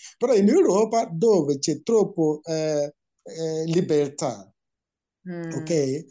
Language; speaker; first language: Italian; non-native, fluent; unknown